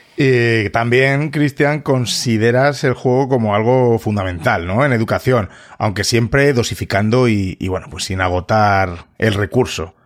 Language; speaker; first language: Spanish; native; Spanish